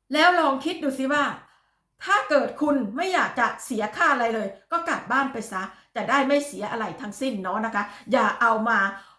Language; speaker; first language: Thai; native; Thai